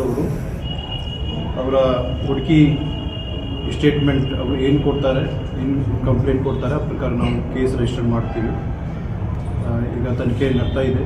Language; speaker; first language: Kannada; non-native, fluent; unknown